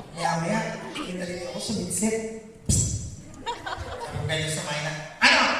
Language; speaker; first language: Filipino; native; Filipino